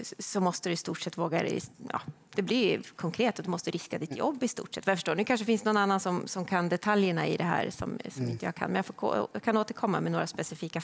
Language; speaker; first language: Swedish; native; Swedish